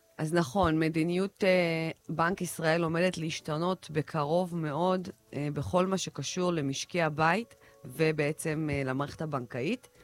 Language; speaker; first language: Hebrew; early bilingual, other home language; Russian